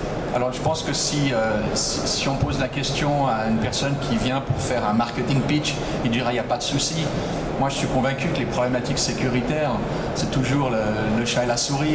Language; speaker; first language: French; native; French